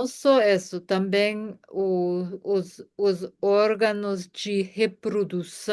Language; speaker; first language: Portuguese; non-native, fluent; German